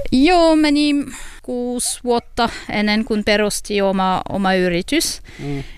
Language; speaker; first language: Finnish; non-native, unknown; French